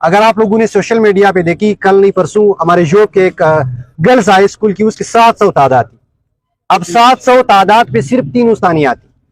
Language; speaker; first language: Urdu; non-native, local second language; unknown